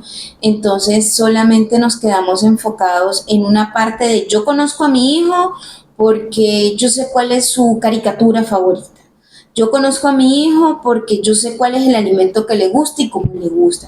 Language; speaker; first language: Spanish; native; Spanish